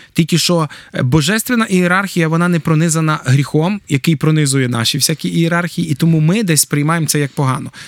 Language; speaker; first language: Ukrainian; native; Ukrainian